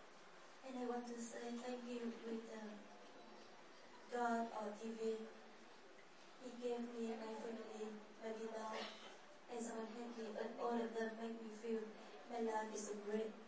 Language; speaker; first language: English; non-native, learner; Vietnamese